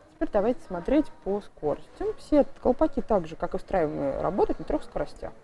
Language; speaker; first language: Russian; native; Russian